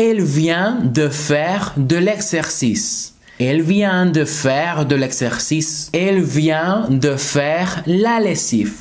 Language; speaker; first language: French; non-native, fluent; Spanish